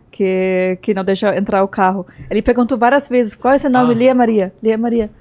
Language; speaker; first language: Portuguese; non-native, fluent; German